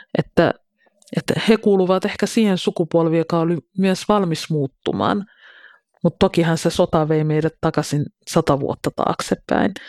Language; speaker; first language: Finnish; early bilingual, other home language; Somali